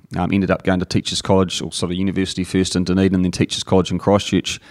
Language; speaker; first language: English; native; English